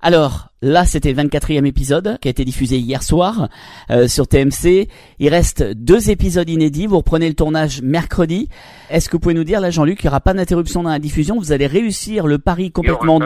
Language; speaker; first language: French; native; French